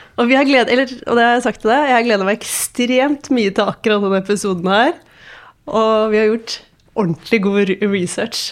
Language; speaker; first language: Norwegian; native; Norwegian